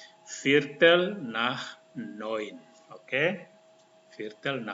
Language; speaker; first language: German; non-native, learner; Indonesian